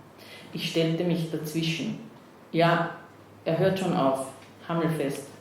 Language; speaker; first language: German; native; German